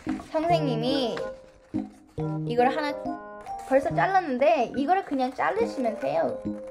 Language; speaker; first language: Korean; early bilingual, heritage; Korean